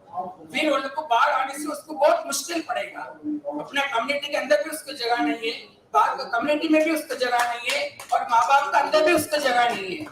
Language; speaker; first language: Hindi; non-native, local second language; Tamil